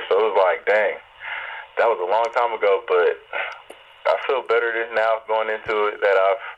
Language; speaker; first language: English; native; English